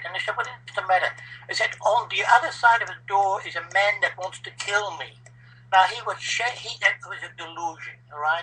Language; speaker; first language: English; non-native, fluent; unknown